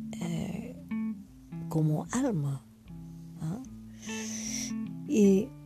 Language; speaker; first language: Spanish; non-native, fluent; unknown